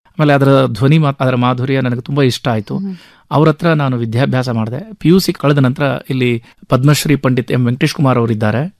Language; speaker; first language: Kannada; native; Kannada